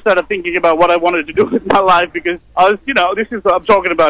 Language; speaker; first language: English; non-native, local second language; Sinhala